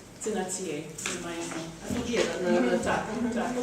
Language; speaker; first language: Ukrainian; non-native, learner; English